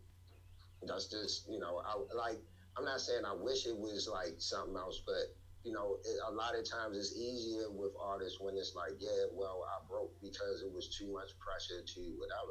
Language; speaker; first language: English; native; English